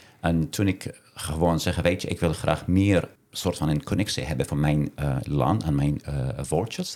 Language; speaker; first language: Dutch; non-native, learner; Arabic